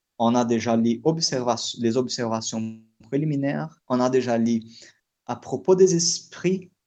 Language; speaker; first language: French; non-native, fluent; Portuguese